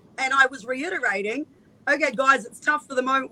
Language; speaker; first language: English; native; English